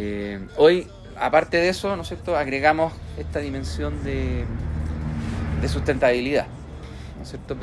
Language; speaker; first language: Spanish; native; Spanish